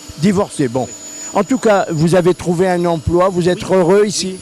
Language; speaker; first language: French; native; French